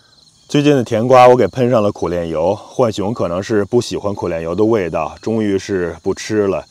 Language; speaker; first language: Chinese; native; Chinese